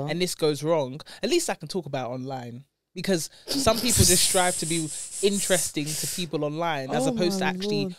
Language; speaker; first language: English; native; English